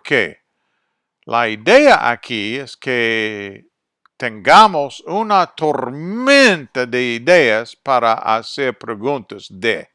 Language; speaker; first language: Spanish; non-native, fluent; English